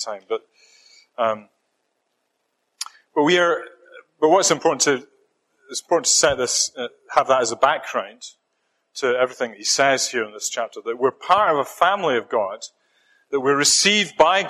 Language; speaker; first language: English; native; English